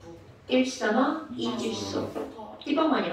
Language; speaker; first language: Korean; native; Korean